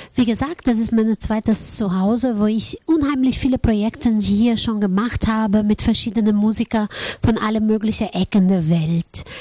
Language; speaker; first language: German; non-native, fluent; Portuguese